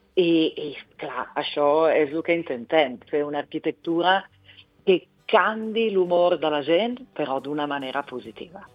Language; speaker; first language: Catalan; non-native, fluent; Italian